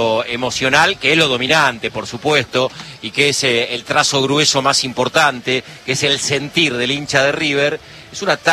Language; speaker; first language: Spanish; native; Spanish